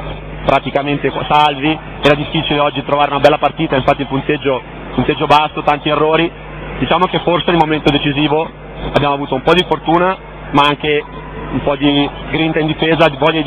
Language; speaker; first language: Italian; native; Italian